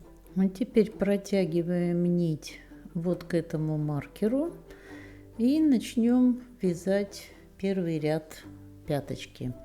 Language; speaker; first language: Russian; native; Russian